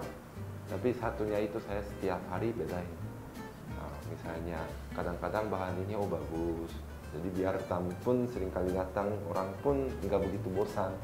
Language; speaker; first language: Indonesian; non-native, fluent; Korean